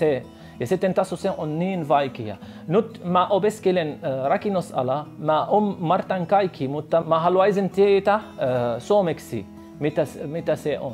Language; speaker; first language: Finnish; non-native, learner; Arabic